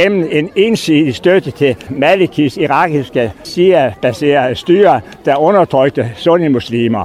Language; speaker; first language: Danish; native; Danish